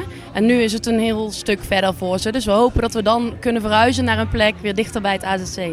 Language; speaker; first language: Dutch; native; Dutch